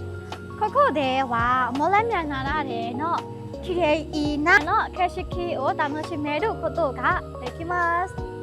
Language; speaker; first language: Japanese; non-native, learner; Burmese